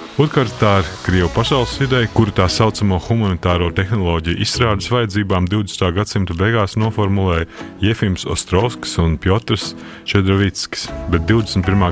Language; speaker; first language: Latvian; native; Latvian